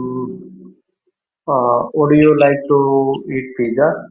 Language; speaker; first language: English; non-native, learner; Hindi